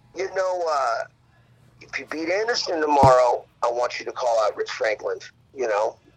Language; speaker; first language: English; native; English